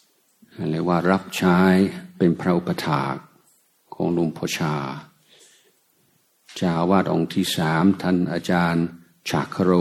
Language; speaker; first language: Thai; native; Thai